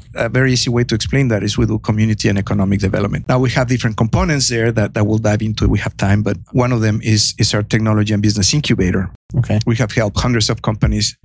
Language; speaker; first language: English; non-native, fluent; Spanish